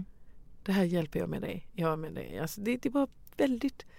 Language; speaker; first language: Swedish; non-native, fluent; Persian